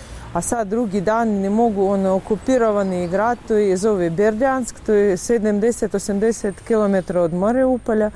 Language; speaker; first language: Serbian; non-native, learner; Russian